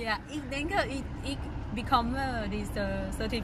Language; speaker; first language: German; non-native, learner; Thai